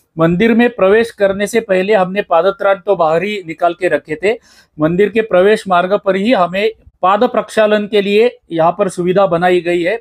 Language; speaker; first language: Hindi; non-native, local second language; Marathi